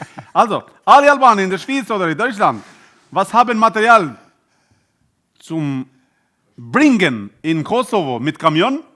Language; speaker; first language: German; non-native, learner; Albanian